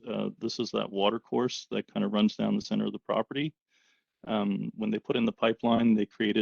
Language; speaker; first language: English; native; English